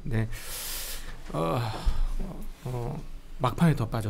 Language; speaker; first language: Korean; native; Korean